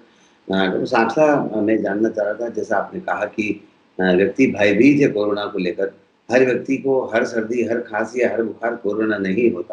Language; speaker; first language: Hindi; native; Hindi